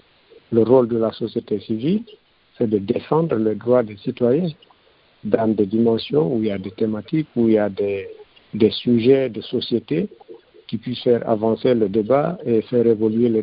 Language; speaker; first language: French; non-native, local second language; Fula